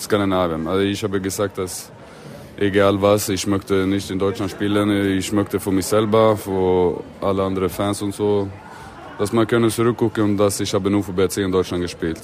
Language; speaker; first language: German; non-native, learner; Swedish